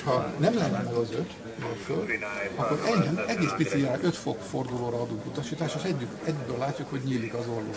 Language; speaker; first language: Hungarian; native; Hungarian